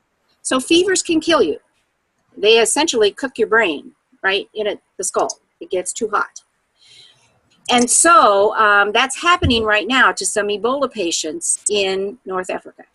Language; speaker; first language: English; native; English